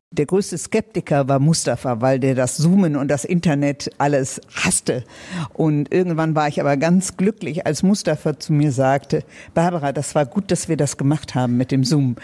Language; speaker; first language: German; native; German